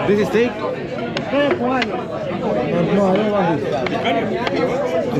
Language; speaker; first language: English; non-native, fluent; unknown